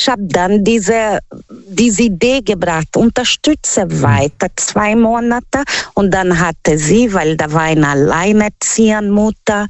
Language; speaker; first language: German; non-native, learner; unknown